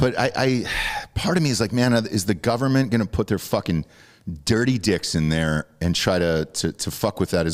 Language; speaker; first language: English; native; English